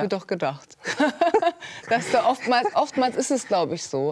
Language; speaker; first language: German; native; German